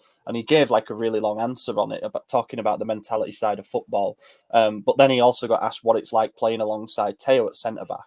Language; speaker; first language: English; native; English